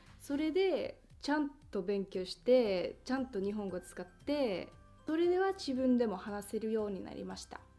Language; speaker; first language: Japanese; non-native, fluent; Finnish